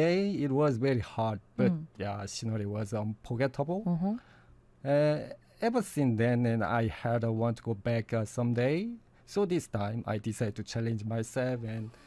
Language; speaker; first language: English; non-native, fluent; Korean